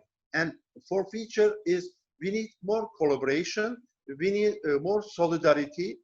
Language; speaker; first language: English; non-native, learner; Turkish